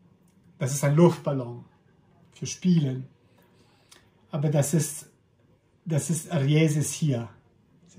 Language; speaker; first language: German; non-native, fluent; Italian